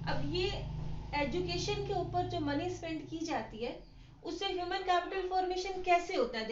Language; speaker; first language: Hindi; native; Hindi